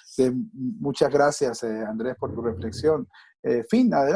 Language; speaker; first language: Spanish; native; Spanish